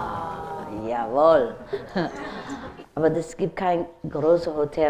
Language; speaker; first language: German; non-native, learner; Vietnamese